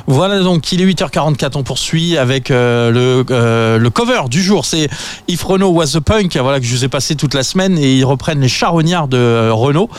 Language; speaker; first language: French; native; French